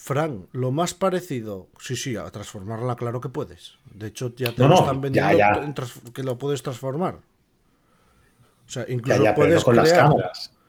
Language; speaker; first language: Spanish; native; Spanish